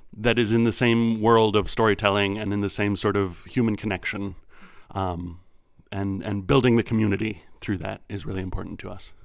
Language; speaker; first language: English; native; English